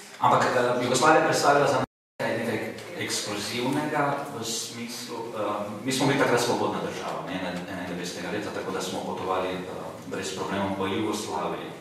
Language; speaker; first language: Slovenian; non-native, fluent; Romanian